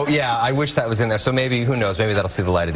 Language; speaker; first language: English; native; English